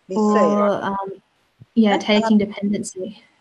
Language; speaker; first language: English; native; English